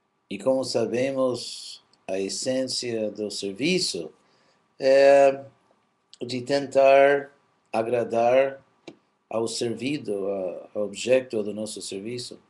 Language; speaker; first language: Portuguese; non-native, fluent; English